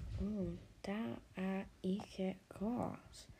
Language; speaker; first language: Danish; non-native, learner; Icelandic